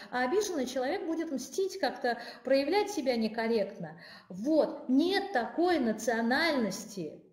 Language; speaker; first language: Russian; non-native, local second language; Armenian